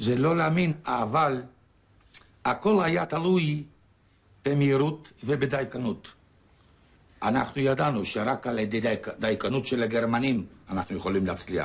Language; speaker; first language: Hebrew; non-native, fluent; Polish